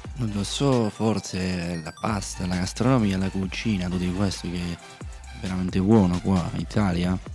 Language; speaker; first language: Italian; non-native, learner; Spanish